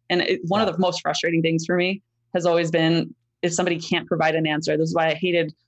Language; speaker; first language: English; native; English